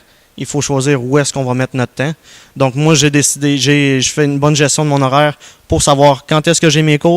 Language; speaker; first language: French; native; French